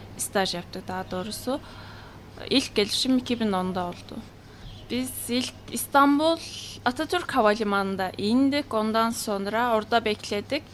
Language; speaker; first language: Turkish; non-native, fluent; Mongolian